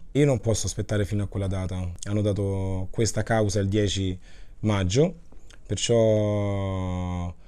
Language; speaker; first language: Italian; early bilingual, other home language; Kabuverdianu